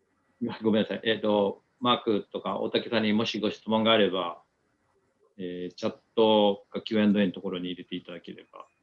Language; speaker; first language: Japanese; native; Japanese